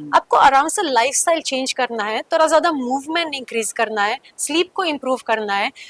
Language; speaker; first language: Hindi; non-native, fluent; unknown